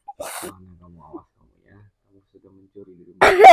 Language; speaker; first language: Indonesian; native; Indonesian